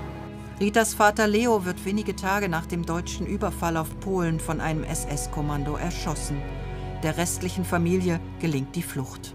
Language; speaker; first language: German; native; German